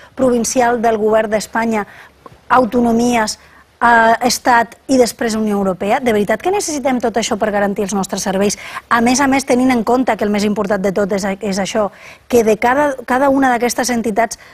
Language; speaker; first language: Catalan; non-native, local second language; Spanish